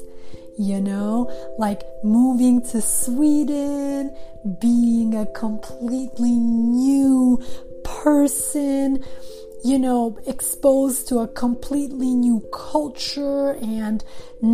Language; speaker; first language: English; non-native, fluent; Serbian